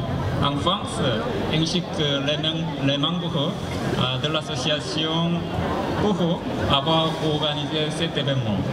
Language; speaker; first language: French; non-native, fluent; Korean